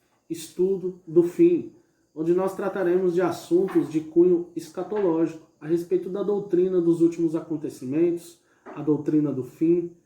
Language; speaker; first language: Portuguese; native; Portuguese